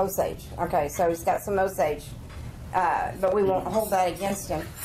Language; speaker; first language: English; native; English